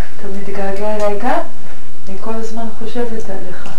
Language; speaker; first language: Hebrew; native; Hebrew